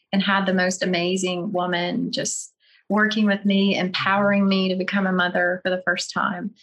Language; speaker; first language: English; native; English